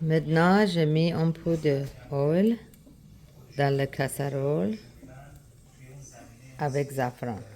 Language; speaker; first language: French; non-native, learner; Persian